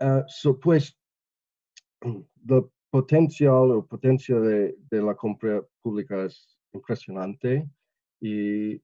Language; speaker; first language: Spanish; non-native, learner; English